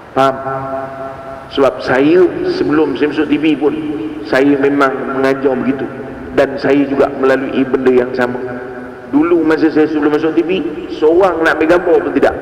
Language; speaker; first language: Malay; native; Malay